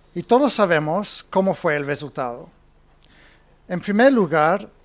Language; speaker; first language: Spanish; non-native, fluent; English